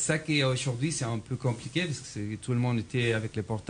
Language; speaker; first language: French; non-native, fluent; Spanish